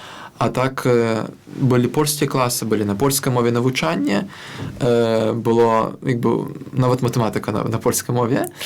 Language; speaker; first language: Belarusian; non-native, local second language; Russian